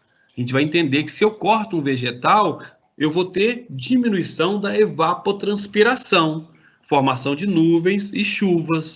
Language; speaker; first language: Portuguese; native; Portuguese